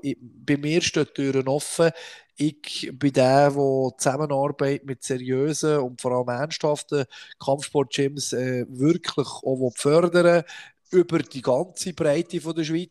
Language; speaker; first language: German; native; German